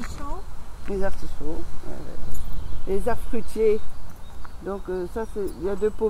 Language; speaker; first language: French; native; French